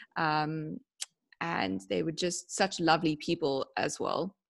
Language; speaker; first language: English; native; English